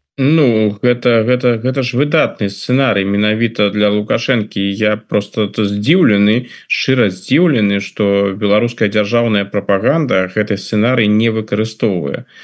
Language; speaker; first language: Belarusian; non-native, local second language; Russian